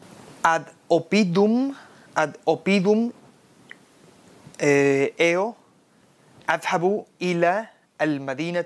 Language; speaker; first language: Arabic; non-native, fluent; Spanish